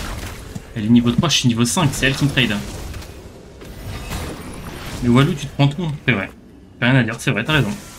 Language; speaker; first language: French; native; French